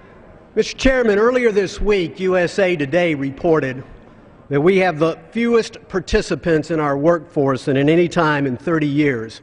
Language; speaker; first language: English; native; English